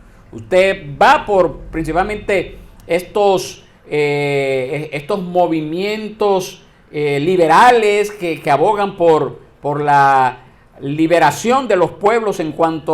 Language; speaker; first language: Spanish; native; Spanish